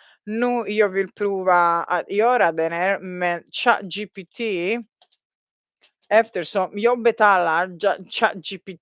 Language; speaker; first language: Swedish; non-native, learner; Italian